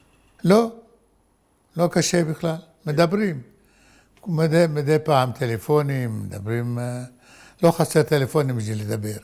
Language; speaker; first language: Hebrew; non-native, fluent; Arabic